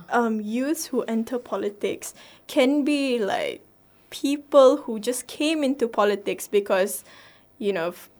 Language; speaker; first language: English; non-native, local second language; Malay